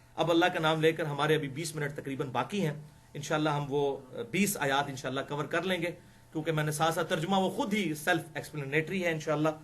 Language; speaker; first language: Urdu; non-native, local second language; Punjabi